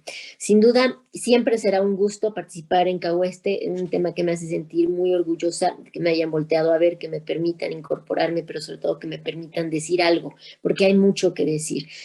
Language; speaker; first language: Spanish; native; Spanish